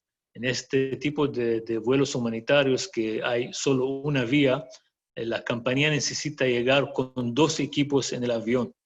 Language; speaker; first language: Spanish; non-native, fluent; Arabic